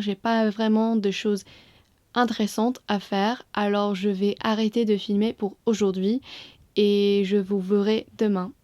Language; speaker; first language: French; non-native, fluent; English